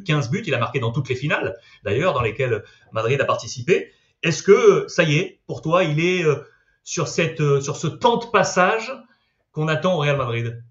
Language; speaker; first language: French; native; French